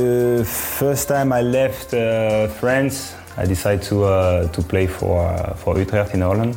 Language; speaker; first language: English; non-native, fluent; French